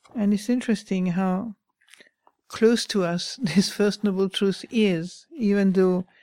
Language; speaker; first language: English; non-native, fluent; French